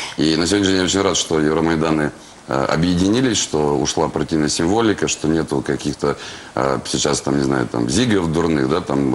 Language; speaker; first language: Russian; native; Russian